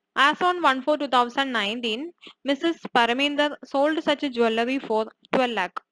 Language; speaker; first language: English; non-native, local second language; Malayalam